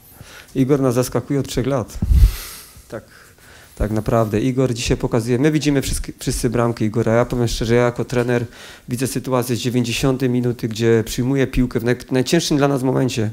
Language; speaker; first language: Polish; native; Polish